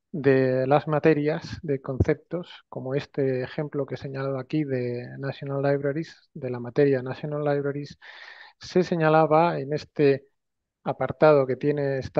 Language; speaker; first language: Spanish; native; Spanish